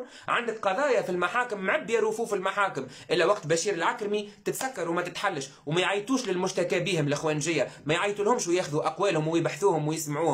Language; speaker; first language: Arabic; native; Arabic